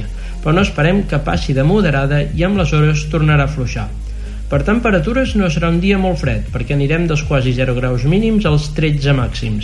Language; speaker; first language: Catalan; native; Catalan